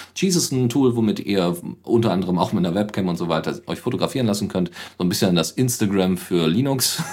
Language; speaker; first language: German; native; German